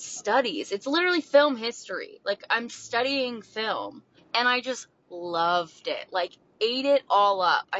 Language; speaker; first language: English; native; English